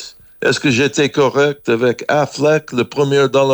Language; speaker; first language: French; non-native, learner; English